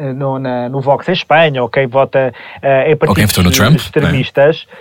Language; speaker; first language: Portuguese; native; Portuguese